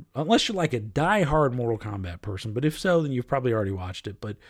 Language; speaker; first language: English; native; English